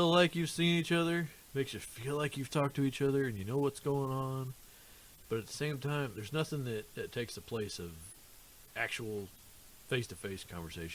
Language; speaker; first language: English; native; English